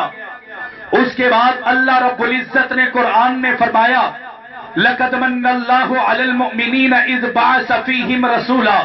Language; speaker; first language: Urdu; non-native, local second language; Punjabi